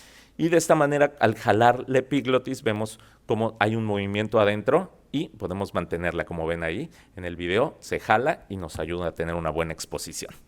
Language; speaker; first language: Spanish; native; Spanish